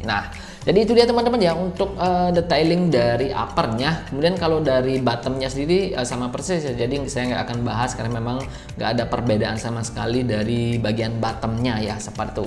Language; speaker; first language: Indonesian; native; Indonesian